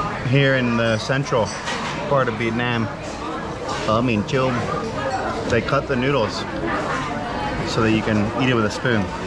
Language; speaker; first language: English; native; English